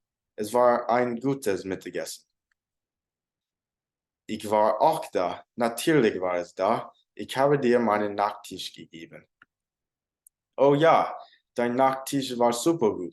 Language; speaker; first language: German; non-native, learner; English